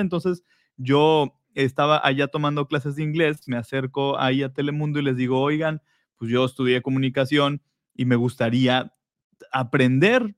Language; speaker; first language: Spanish; native; Spanish